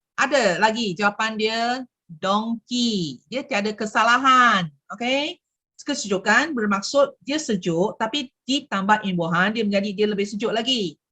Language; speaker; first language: Malay; non-native, local second language; Chinese